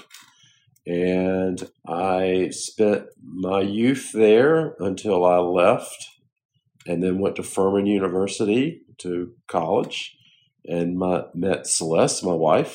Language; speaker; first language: English; native; English